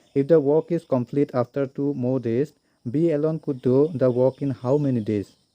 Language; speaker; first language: English; non-native, local second language; Assamese